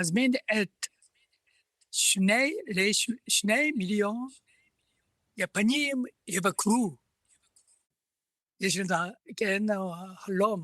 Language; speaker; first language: Hebrew; non-native, learner; Japanese